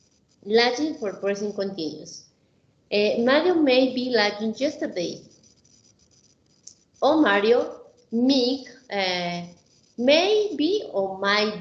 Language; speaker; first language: English; non-native, fluent; Spanish